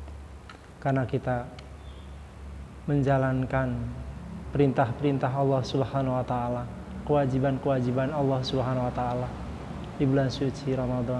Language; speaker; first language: Indonesian; native; Indonesian